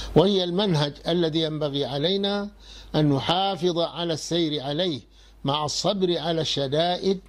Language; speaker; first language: Arabic; non-native, fluent; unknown